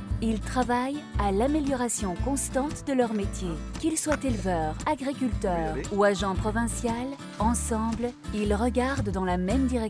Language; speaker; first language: French; native; French